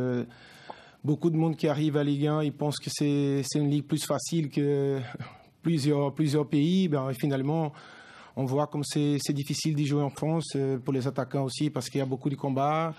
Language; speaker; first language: French; non-native, fluent; Portuguese